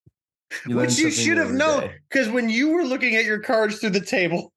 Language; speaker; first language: English; native; English